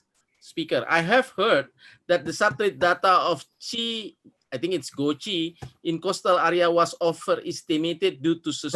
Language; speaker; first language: English; non-native, fluent; Indonesian